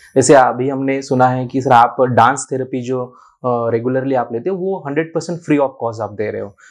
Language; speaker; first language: Hindi; non-native, local second language; Marathi